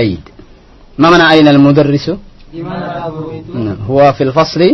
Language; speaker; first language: Arabic; non-native, fluent; Indonesian